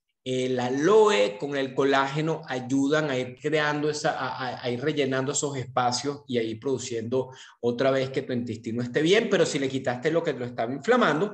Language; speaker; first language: Spanish; native; Spanish